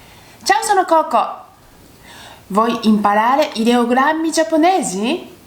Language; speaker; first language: Italian; non-native, learner; Japanese